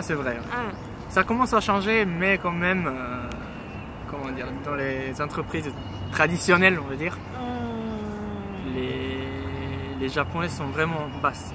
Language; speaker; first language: French; non-native, fluent; Japanese